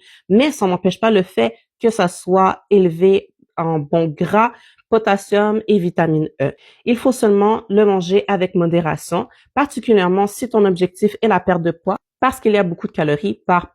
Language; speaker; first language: French; native; French